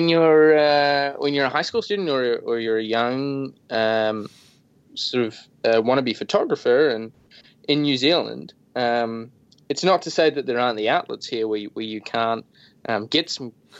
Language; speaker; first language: English; native; English